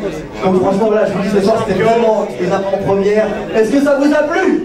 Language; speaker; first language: French; native; French